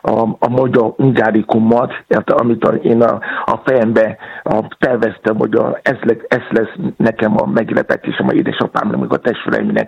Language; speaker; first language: Hungarian; non-native, fluent; Yoruba